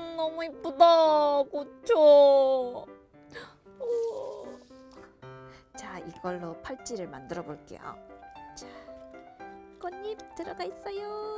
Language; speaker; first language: Korean; native; Korean